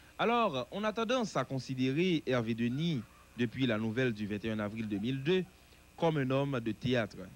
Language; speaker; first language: French; non-native, local second language; Haitian Creole